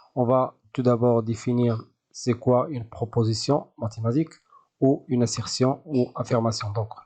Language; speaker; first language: French; non-native, local second language; Arabic